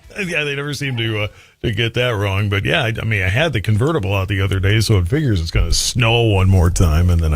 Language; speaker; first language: English; native; English